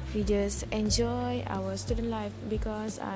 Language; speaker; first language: English; non-native, learner; Malay